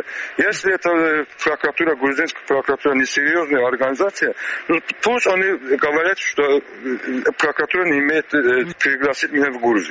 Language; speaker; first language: Russian; non-native, learner; Azerbaijani